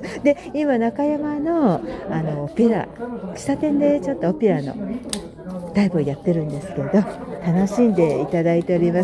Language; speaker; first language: Japanese; native; Japanese